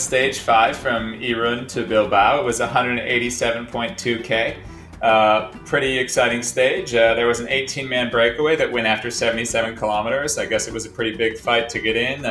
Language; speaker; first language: English; native; English